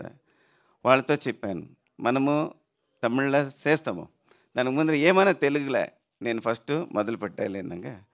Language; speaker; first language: Telugu; non-native, learner; Tamil